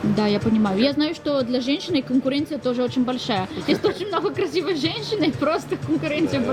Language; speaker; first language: Russian; non-native, learner; Bulgarian